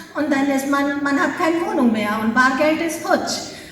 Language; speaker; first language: German; non-native, fluent; Hindi